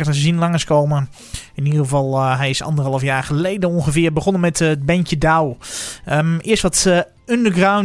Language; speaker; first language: Dutch; native; Dutch